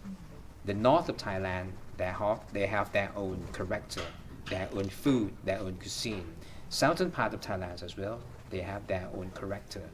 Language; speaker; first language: English; non-native, fluent; Thai